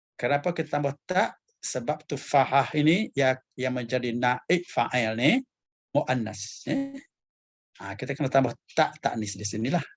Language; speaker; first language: Malay; native; Malay